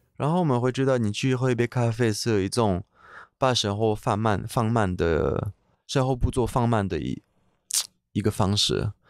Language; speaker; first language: Chinese; non-native, fluent; French